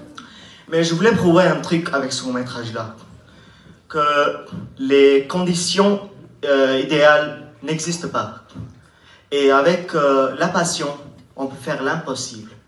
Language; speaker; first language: French; non-native, learner; Arabic